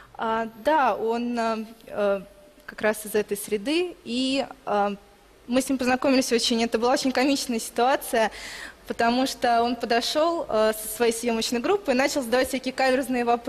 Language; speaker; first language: Russian; native; Russian